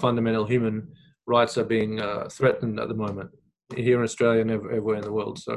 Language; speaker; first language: English; native; English